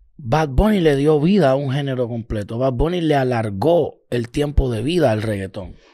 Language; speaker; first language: Spanish; native; Spanish